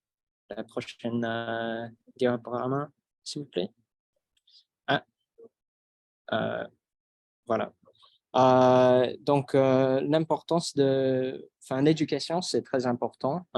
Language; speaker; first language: French; non-native, fluent; English